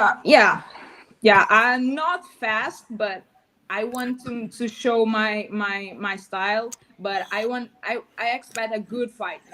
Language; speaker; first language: English; non-native, learner; Portuguese